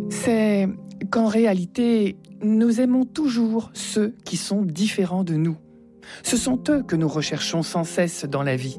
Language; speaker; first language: French; native; French